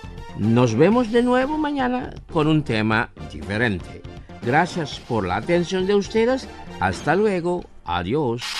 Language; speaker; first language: Spanish; non-native, fluent; Indonesian